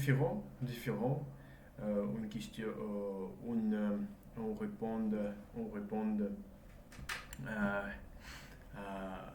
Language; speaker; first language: French; non-native, learner; Russian